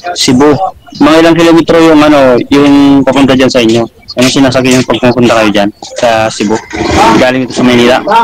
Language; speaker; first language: Filipino; non-native, local second language; Iloko